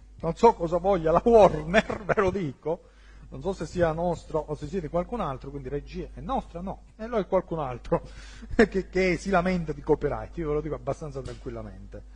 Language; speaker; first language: Italian; native; Italian